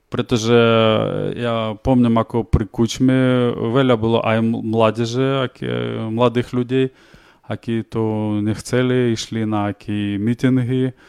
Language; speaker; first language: Slovak; non-native, learner; Ukrainian